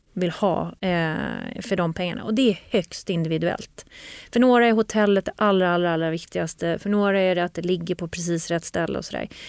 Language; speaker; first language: Swedish; native; Swedish